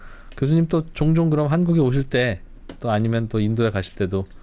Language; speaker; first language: Korean; native; Korean